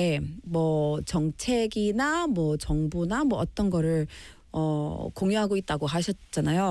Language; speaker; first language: Korean; non-native, fluent; English